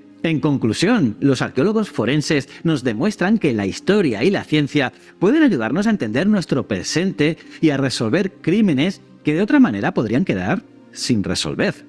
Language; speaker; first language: Spanish; native; Spanish